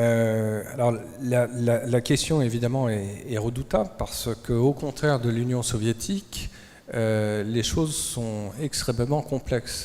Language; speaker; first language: French; native; French